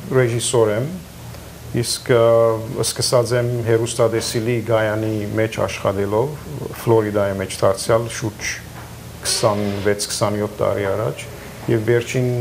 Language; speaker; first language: Armenian; native; Armenian